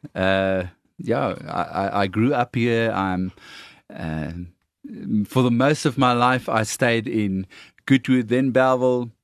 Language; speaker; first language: English; non-native, local second language; Afrikaans